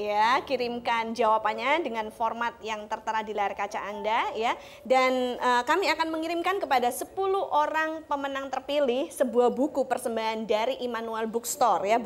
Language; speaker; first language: Indonesian; native; Indonesian